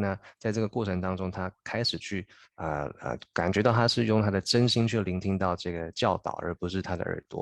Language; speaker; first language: Chinese; native; Chinese